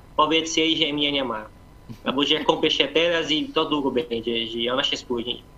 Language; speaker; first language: Polish; non-native, fluent; Portuguese